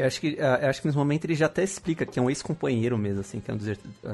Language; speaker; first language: Portuguese; native; Portuguese